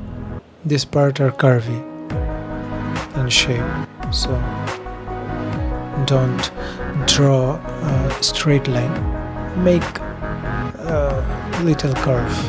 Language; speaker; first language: English; non-native, fluent; Bangla